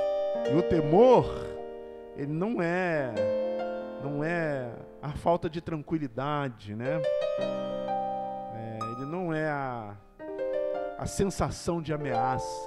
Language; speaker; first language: Portuguese; native; Portuguese